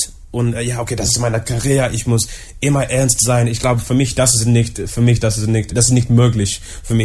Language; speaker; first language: German; non-native, learner; English